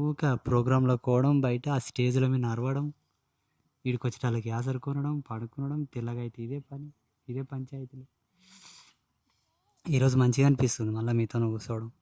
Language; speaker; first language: Telugu; native; Telugu